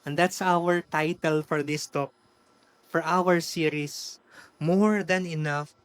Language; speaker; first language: English; non-native, local second language; Filipino